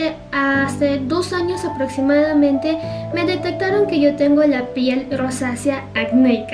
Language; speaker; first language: Spanish; native; Spanish